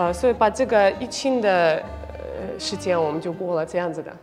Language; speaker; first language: Chinese; non-native, fluent; Russian